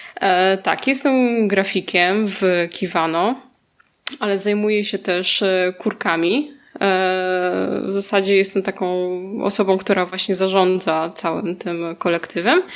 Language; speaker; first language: Polish; native; Polish